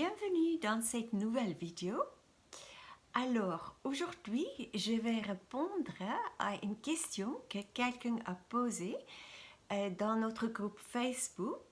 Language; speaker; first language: French; non-native, fluent; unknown